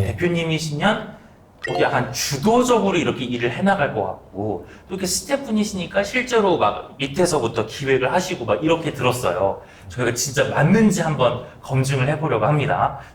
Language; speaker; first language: Korean; native; Korean